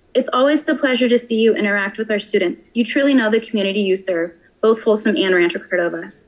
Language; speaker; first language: English; native; English